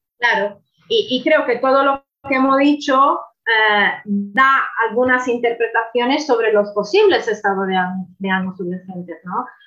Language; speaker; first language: Spanish; non-native, fluent; Italian